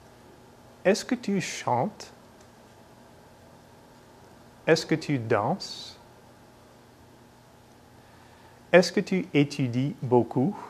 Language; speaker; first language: French; non-native, fluent; English